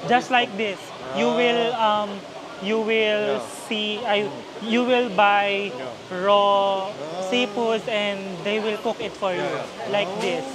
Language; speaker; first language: English; non-native, learner; Filipino